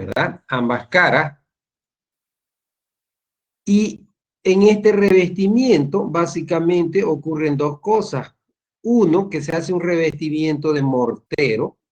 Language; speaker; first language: Spanish; native; Spanish